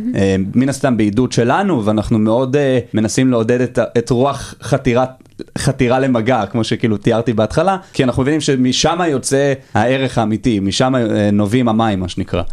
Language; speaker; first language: Hebrew; native; Hebrew